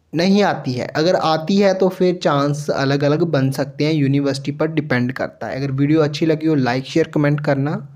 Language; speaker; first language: Hindi; non-native, local second language; Punjabi